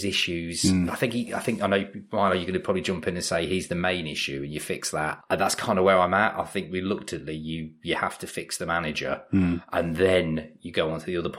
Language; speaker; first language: English; native; English